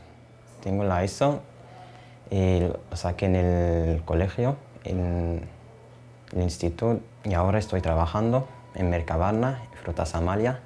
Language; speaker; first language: Spanish; non-native, learner; Arabic